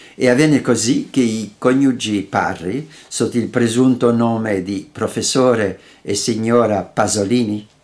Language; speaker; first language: Italian; non-native, fluent; Dutch